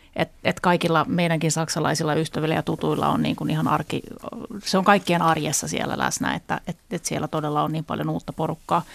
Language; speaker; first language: Finnish; native; Finnish